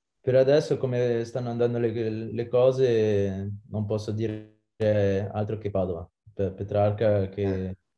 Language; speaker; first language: Italian; non-native, fluent; French